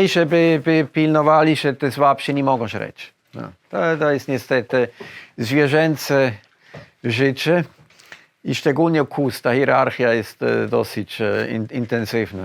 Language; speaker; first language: Polish; non-native, fluent; Swiss German